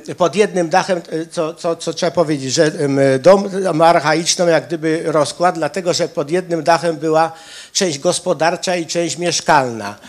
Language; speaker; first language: Polish; native; Polish